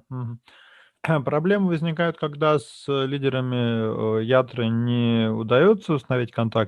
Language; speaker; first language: Russian; native; Russian